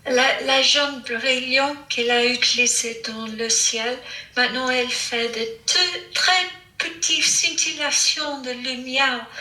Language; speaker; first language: French; non-native, fluent; English